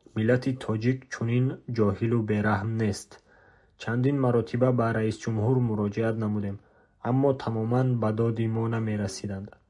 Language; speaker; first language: Tajik; non-native, local second language; Shughni